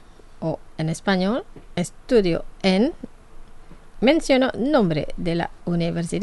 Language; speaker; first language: Spanish; non-native, fluent; Indonesian